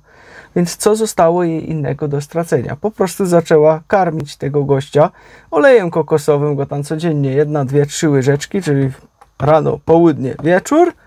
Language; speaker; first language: Polish; native; Polish